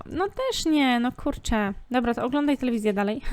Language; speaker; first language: Polish; native; Polish